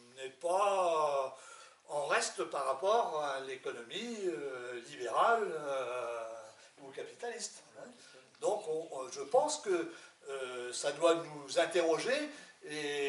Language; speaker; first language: French; native; French